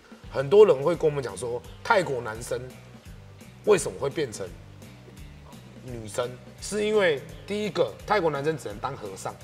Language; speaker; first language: Chinese; native; Chinese